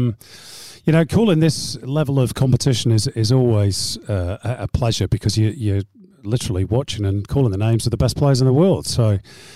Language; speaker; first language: English; native; English